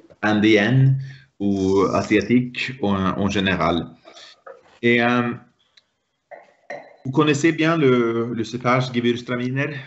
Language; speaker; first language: French; non-native, fluent; Swedish